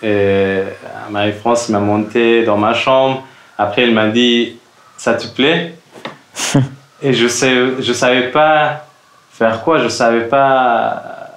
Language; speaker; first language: French; non-native, fluent; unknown